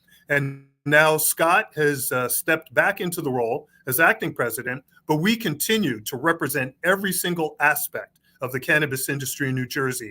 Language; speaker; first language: English; native; English